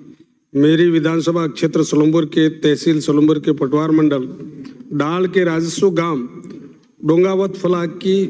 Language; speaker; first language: Hindi; native; Hindi